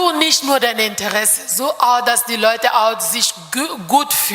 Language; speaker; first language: German; non-native, fluent; French